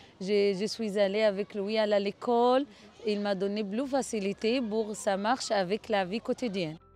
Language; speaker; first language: French; non-native, learner; Arabic